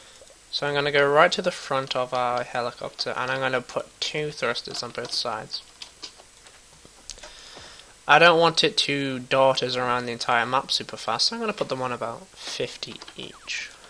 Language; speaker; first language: English; native; English